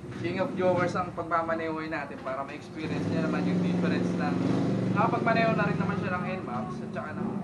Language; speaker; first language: Filipino; native; Filipino